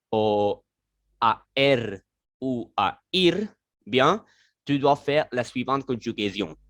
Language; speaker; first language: French; non-native, learner; Spanish